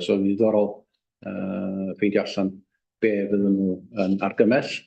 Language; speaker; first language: Welsh; native; Welsh